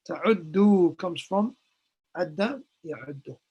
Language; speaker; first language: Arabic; non-native, fluent; English